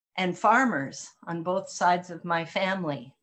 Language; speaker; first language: English; native; English